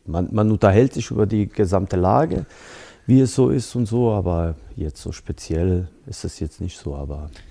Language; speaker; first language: German; early bilingual, other home language; Bosnian